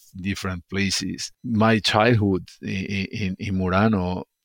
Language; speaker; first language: English; non-native, fluent; Italian